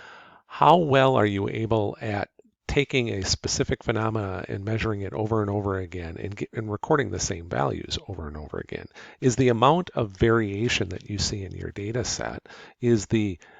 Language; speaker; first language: English; native; English